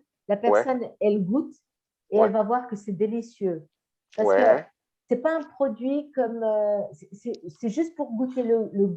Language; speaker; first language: French; native; French